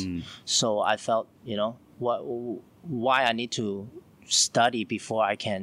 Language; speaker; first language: English; non-native, local second language; Cantonese